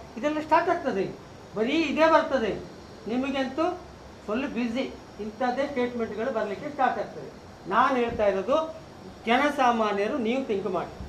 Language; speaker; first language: Kannada; native; Kannada